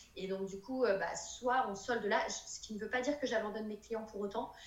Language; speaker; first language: French; native; French